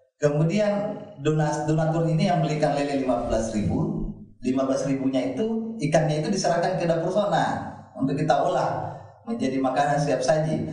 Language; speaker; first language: Indonesian; native; Indonesian